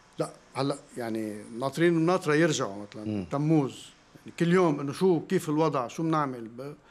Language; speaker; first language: Arabic; native; Arabic